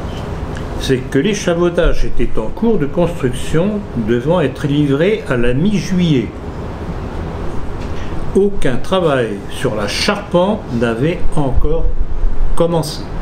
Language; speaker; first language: French; native; French